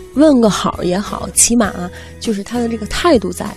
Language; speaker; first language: Chinese; native; Chinese